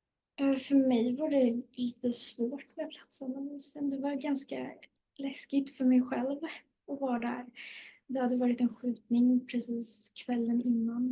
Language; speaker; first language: Swedish; native; Swedish